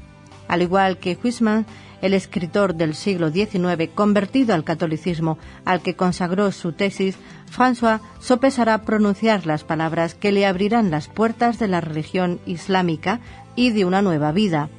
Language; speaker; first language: Spanish; native; Spanish